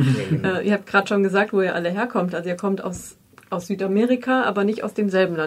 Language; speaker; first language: German; native; German